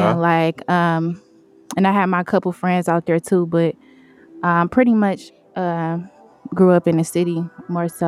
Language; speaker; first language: English; native; English